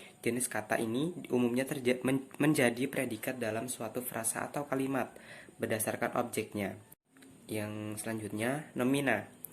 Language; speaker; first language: Indonesian; native; Indonesian